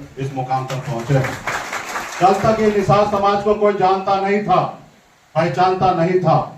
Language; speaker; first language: Hindi; native; Hindi